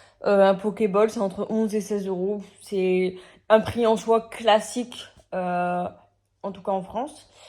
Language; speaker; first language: French; native; French